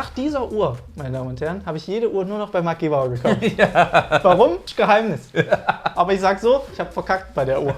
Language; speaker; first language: German; native; German